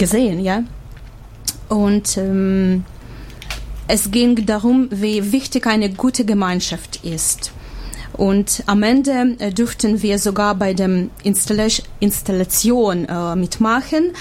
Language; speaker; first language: German; non-native, learner; Ukrainian